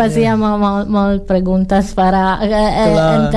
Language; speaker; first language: Catalan; non-native, learner; Italian